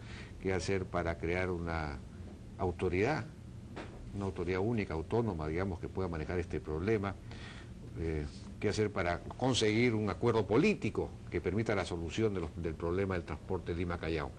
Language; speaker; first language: Spanish; native; Spanish